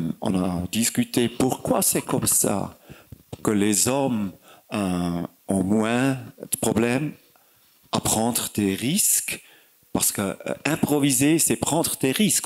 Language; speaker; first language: French; non-native, fluent; German